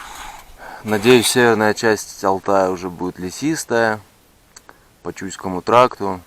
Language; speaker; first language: Russian; native; Russian